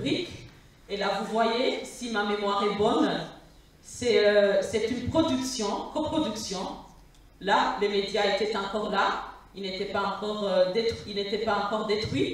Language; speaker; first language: French; non-native, local second language; Rundi